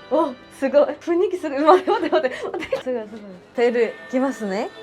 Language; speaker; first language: Japanese; non-native, learner; Korean